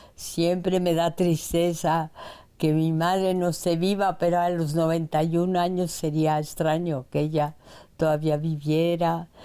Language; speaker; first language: Spanish; early bilingual, other home language; French